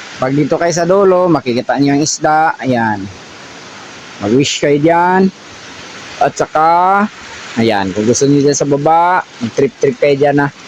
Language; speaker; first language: Filipino; non-native, local second language; Cebuano